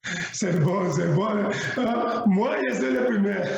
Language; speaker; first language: French; non-native, learner; Spanish